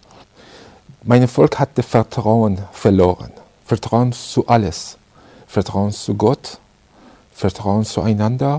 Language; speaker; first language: German; non-native, fluent; Persian